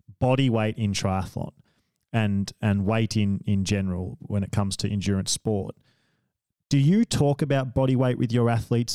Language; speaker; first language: English; native; English